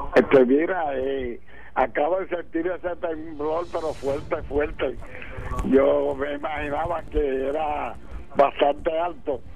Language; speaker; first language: Spanish; native; Spanish